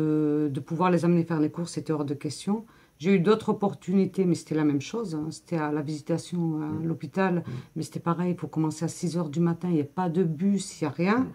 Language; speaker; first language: French; native; French